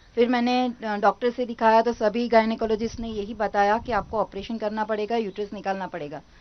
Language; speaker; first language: Hindi; native; Hindi